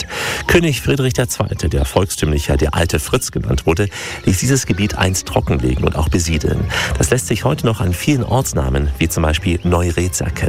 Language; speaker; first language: German; native; German